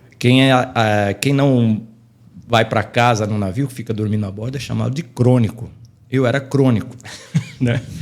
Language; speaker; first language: Portuguese; native; Portuguese